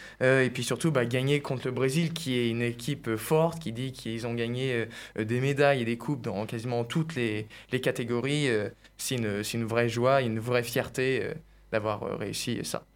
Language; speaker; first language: French; native; French